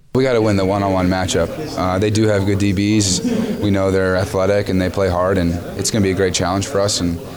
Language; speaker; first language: English; native; English